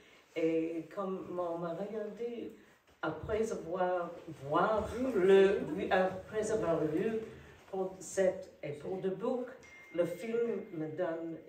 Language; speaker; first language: French; non-native, learner; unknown